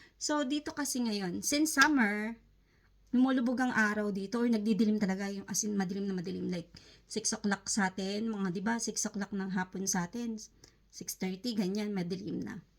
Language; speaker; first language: Filipino; native; Filipino